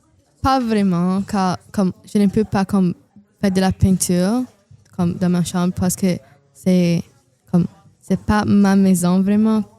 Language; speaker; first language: French; non-native, learner; Portuguese